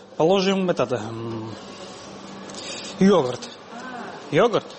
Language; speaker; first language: Russian; non-native, learner; Tajik